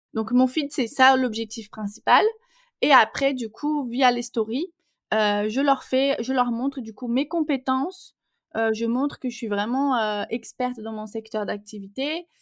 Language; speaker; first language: French; non-native, fluent; Portuguese